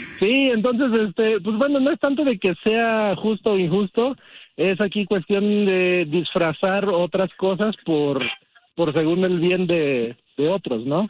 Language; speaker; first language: Spanish; early bilingual, heritage; Spanish